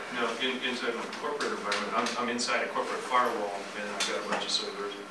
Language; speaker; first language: English; native; English